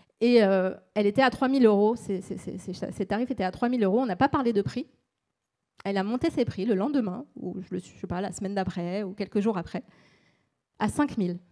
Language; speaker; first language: French; native; French